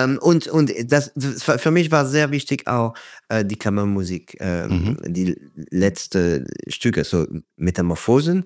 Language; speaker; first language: German; non-native, fluent; French